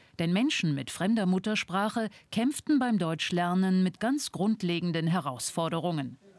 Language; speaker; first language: German; native; German